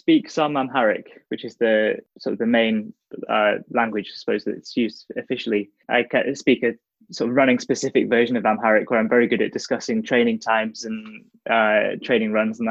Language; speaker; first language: English; native; English